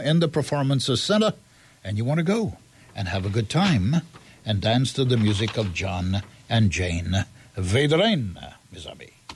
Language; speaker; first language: English; early bilingual, other home language; French